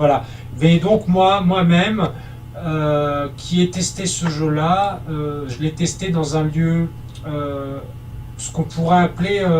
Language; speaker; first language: French; native; French